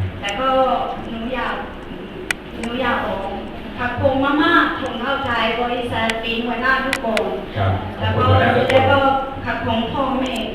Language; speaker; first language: Thai; non-native, learner; Burmese